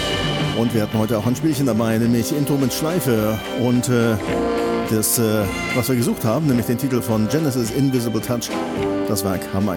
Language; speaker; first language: German; native; German